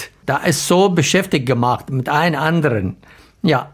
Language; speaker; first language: German; non-native, learner; Arabic